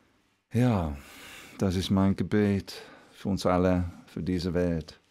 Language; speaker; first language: German; non-native, fluent; Dutch